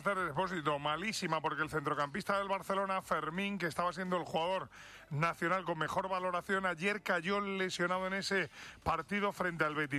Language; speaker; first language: Spanish; native; Spanish